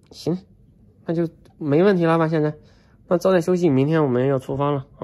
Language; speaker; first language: Chinese; native; Chinese